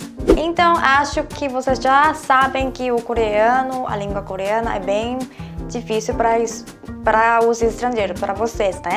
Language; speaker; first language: Portuguese; non-native, fluent; Korean